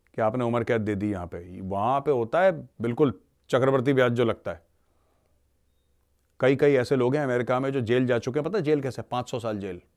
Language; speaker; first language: Hindi; native; Hindi